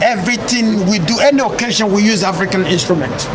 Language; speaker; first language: English; non-native, local second language; Ga